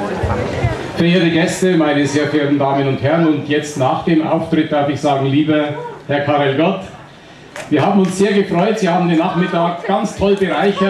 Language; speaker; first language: German; native; German